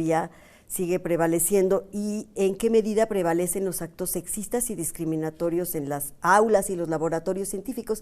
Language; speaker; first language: Spanish; native; Spanish